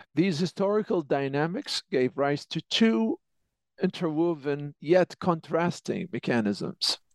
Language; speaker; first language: English; non-native, fluent; Arabic